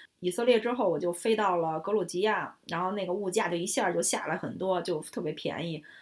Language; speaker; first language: Chinese; native; Chinese